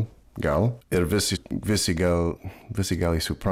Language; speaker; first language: Lithuanian; non-native, learner; English